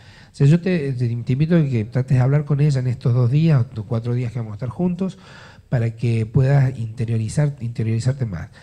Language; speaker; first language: Spanish; native; Spanish